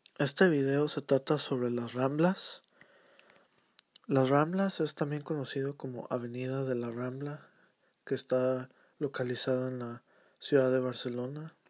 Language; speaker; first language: Spanish; early bilingual, heritage; Spanish